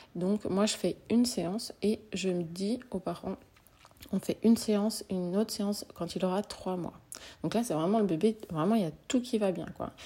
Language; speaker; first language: French; native; French